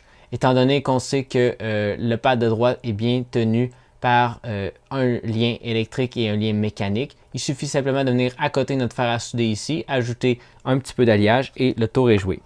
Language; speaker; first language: French; native; French